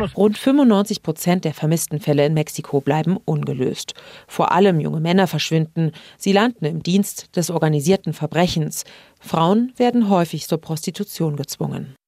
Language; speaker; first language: German; native; German